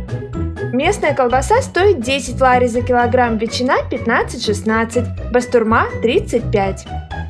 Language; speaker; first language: Russian; native; Russian